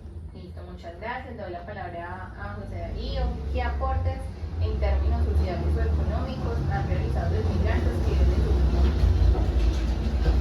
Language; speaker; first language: Spanish; native; Spanish